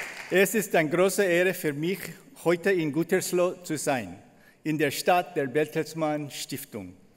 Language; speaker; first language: German; non-native, learner; Korean